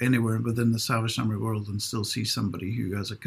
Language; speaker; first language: English; native; English